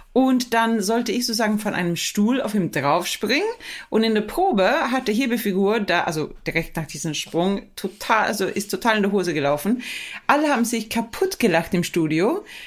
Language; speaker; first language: German; non-native, fluent; Swedish